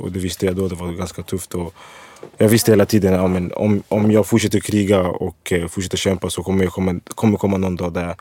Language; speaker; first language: Swedish; early bilingual, other home language; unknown